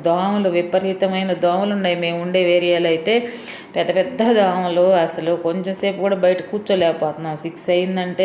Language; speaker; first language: Telugu; native; Telugu